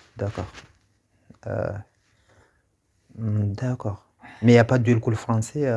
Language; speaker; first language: French; non-native, local second language; Comorian